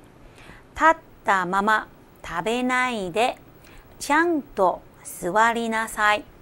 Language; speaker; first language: Japanese; non-native, fluent; Chinese